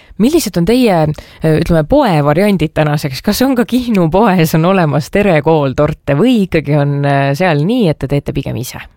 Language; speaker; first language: Estonian; native; Estonian